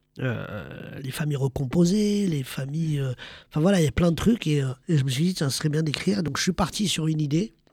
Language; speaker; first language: French; early bilingual, other home language; Arabic